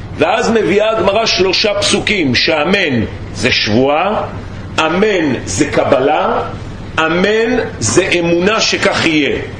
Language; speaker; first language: Hebrew; native; Hebrew